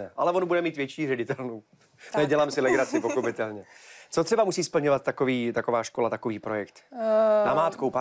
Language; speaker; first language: Czech; native; Czech